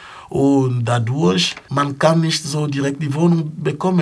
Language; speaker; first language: German; non-native, fluent; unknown